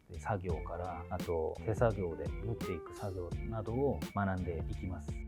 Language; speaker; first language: Japanese; non-native, fluent; Korean